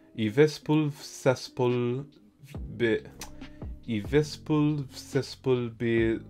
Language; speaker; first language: Polish; non-native, learner; English